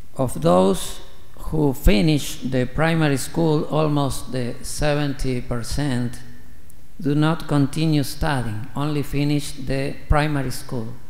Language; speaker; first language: English; non-native, learner; Spanish